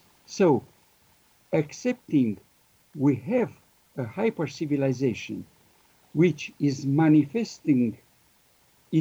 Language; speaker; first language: English; non-native, fluent; Romanian